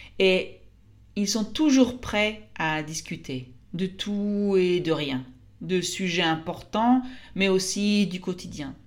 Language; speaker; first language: French; native; French